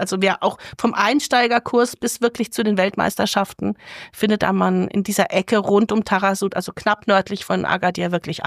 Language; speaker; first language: German; native; German